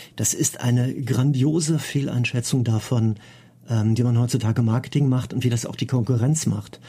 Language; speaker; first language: German; native; German